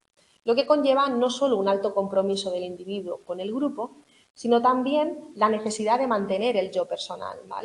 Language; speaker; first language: Spanish; native; Spanish